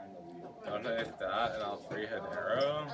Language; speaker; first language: Spanish; non-native, learner; English